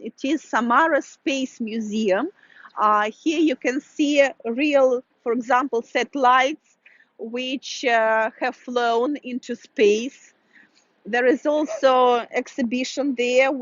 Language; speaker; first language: English; non-native, fluent; Russian